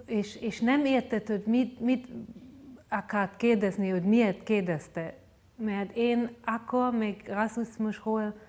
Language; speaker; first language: Hungarian; non-native, fluent; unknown